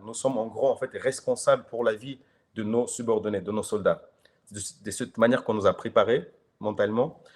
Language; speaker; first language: French; non-native, fluent; Kyrgyz